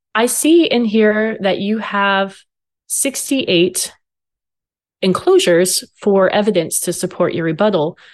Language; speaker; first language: English; native; English